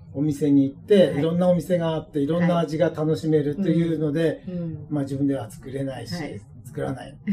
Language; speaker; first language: Japanese; native; Japanese